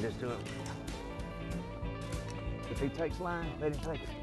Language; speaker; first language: English; native; English